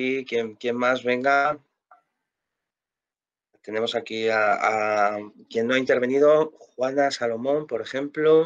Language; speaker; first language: Spanish; native; Spanish